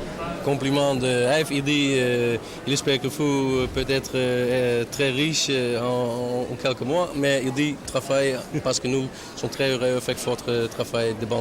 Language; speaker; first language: French; non-native, learner; Dutch